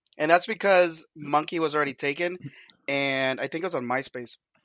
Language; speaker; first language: English; native; English